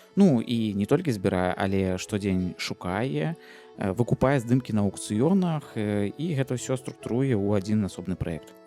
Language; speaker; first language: Belarusian; non-native, local second language; Russian